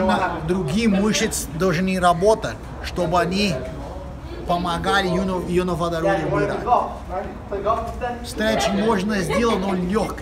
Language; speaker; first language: Russian; non-native, fluent; Portuguese